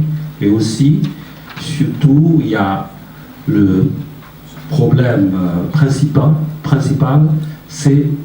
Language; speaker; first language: French; non-native, fluent; Chinese